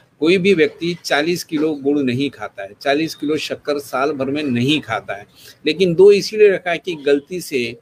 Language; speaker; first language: Hindi; non-native, local second language; Gujarati